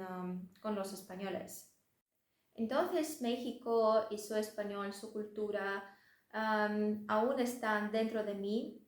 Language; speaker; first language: Spanish; non-native, fluent; Russian